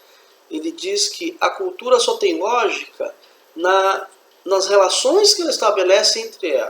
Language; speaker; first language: Portuguese; native; Portuguese